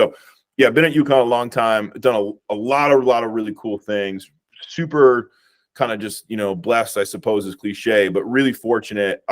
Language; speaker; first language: English; native; English